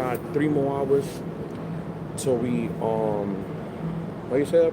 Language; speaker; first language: English; native; English